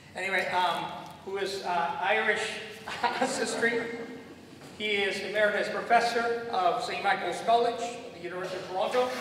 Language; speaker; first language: English; non-native, fluent; Spanish